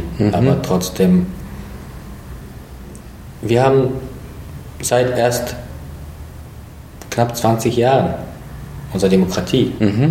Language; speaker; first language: German; non-native, fluent; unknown